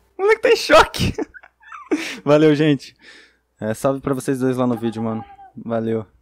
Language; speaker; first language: Portuguese; native; Portuguese